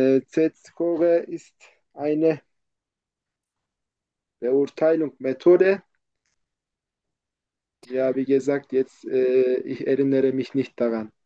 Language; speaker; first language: German; non-native, fluent; Turkish